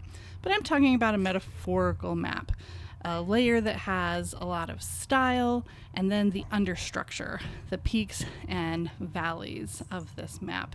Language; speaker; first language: English; native; English